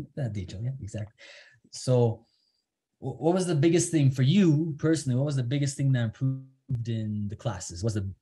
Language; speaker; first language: English; native; English